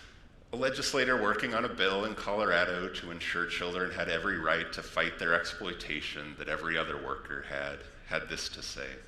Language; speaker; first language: English; native; English